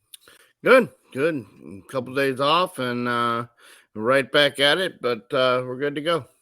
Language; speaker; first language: English; native; English